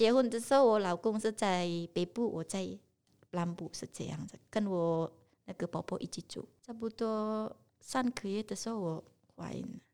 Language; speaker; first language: Chinese; non-native, learner; Indonesian